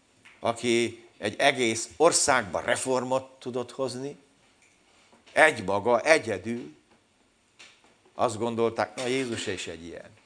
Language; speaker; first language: Hungarian; native; Hungarian